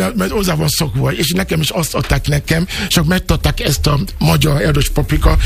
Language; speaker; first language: Hungarian; non-native, learner; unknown